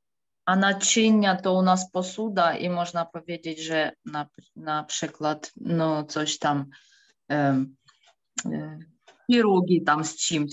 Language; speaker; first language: Polish; non-native, learner; Ukrainian